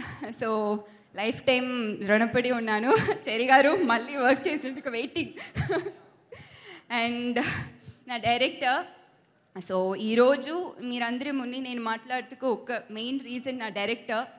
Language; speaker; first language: Telugu; non-native, learner; Tamil